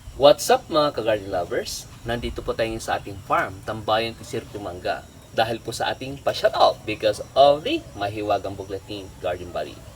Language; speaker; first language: Filipino; non-native, local second language; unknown